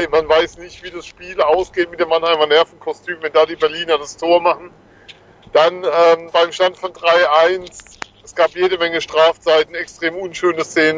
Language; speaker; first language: German; native; German